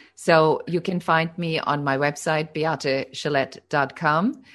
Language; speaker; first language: English; non-native, fluent; German